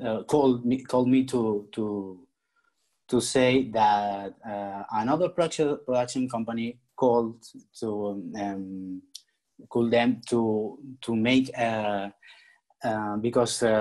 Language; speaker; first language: English; non-native, learner; Spanish